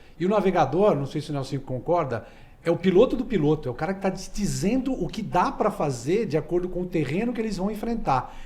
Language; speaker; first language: Portuguese; native; Portuguese